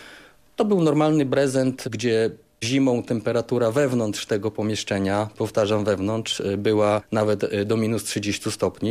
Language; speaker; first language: Polish; native; Polish